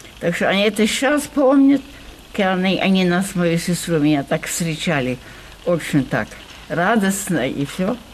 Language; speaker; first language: Russian; early bilingual, heritage; Russian